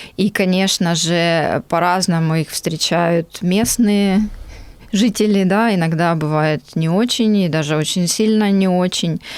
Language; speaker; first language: Russian; native; Russian